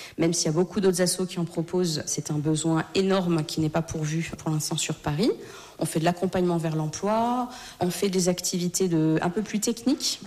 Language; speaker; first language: French; native; French